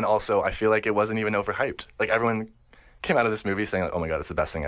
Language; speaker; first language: English; native; English